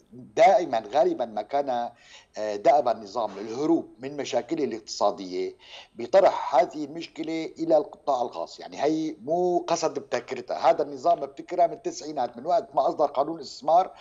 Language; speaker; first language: Arabic; native; Arabic